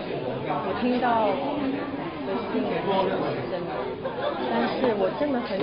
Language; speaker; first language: Chinese; non-native, local second language; Cantonese